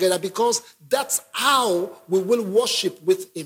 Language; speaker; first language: English; non-native, local second language; Yoruba